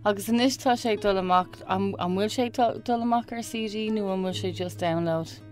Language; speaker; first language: Irish; non-native, learner; English